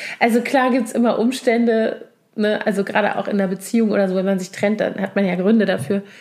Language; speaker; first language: German; native; German